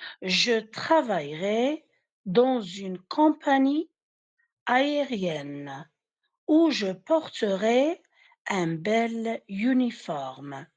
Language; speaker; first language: French; non-native, fluent; Arabic